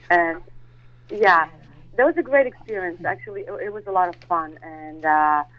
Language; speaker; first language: English; non-native, fluent; Russian